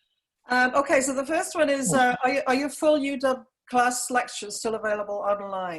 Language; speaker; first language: English; native; English